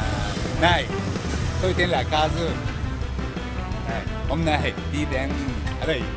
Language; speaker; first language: Vietnamese; non-native, learner; Japanese